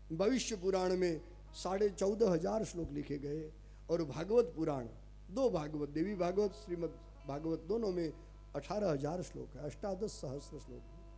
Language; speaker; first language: Hindi; non-native, local second language; Gujarati